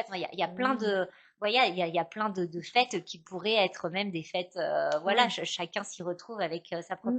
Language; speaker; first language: French; native; French